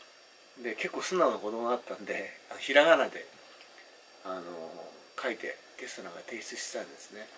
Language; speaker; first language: Japanese; native; Japanese